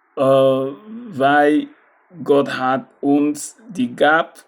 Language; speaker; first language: German; non-native, learner; French